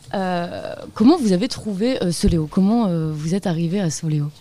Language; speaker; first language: French; native; French